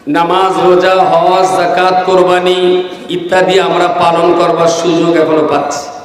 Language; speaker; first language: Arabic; non-native, fluent; Bangla